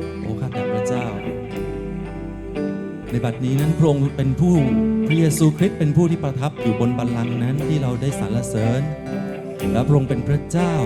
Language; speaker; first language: Thai; native; Thai